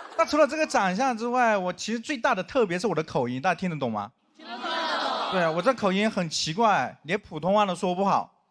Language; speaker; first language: Chinese; non-native, local second language; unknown